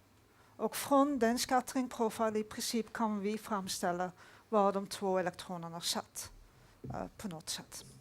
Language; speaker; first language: Swedish; non-native, fluent; Dutch